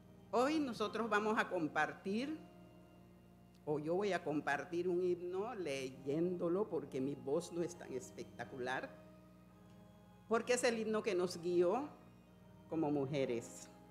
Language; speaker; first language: Spanish; native; Spanish